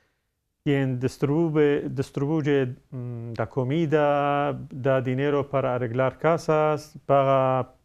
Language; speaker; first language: Spanish; non-native, fluent; Arabic